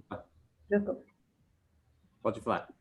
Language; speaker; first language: Portuguese; non-native, fluent; English